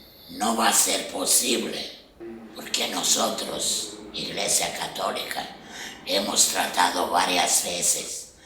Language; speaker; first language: Spanish; non-native, fluent; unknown